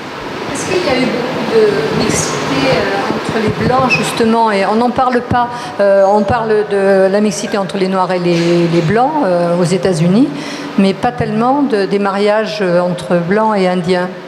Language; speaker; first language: French; native; French